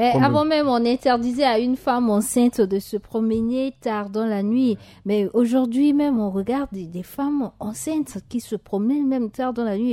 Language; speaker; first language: French; non-native, local second language; Sango